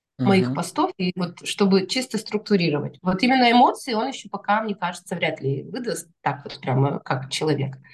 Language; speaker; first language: Russian; non-native, local second language; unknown